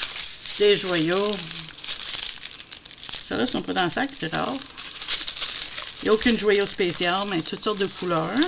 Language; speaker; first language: French; native; French